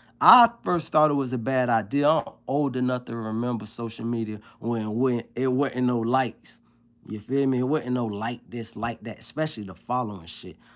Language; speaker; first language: English; native; English